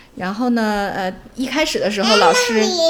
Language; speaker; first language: Chinese; native; Chinese